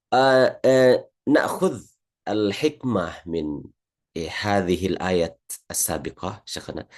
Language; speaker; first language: Arabic; non-native, learner; Indonesian